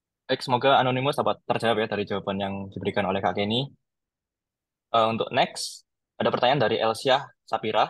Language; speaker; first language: Indonesian; native; Indonesian